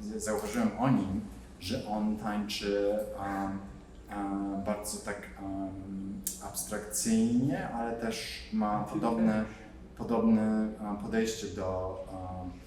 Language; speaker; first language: Polish; non-native, learner; English